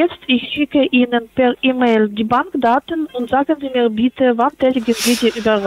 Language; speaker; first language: German; non-native, fluent; Polish